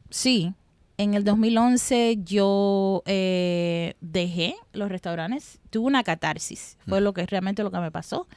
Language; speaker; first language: Spanish; native; Spanish